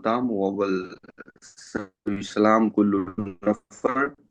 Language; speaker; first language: Arabic; non-native, learner; Urdu